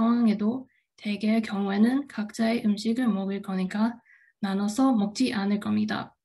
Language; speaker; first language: Korean; non-native, fluent; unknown